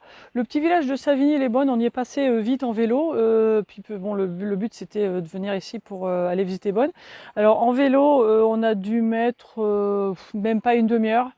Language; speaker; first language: French; native; French